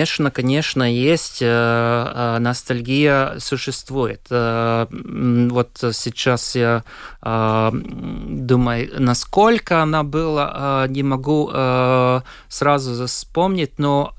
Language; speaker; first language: Russian; non-native, local second language; Latvian